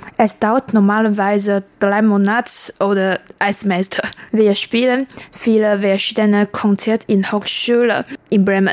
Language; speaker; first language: German; non-native, learner; Chinese